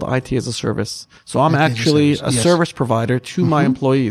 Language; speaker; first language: English; native; English